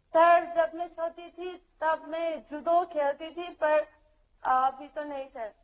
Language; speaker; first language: Hindi; non-native, local second language; Manipuri